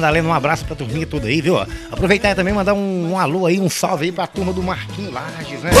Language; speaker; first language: Portuguese; native; Portuguese